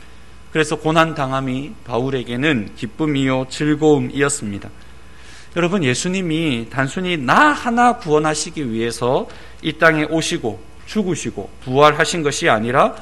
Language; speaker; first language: Korean; native; Korean